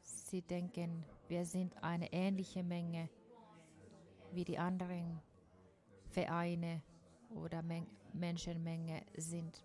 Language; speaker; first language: German; non-native, fluent; Finnish